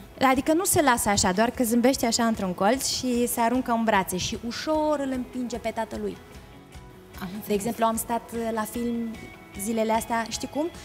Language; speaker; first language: Romanian; native; Romanian